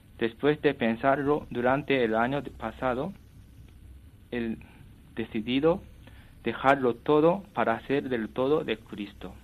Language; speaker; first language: Spanish; non-native, fluent; Japanese